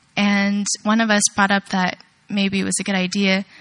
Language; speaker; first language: English; early bilingual, other home language; Chinese